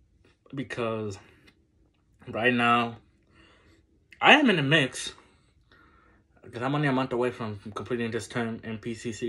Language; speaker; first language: English; native; English